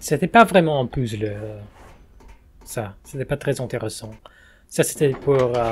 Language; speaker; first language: French; non-native, fluent; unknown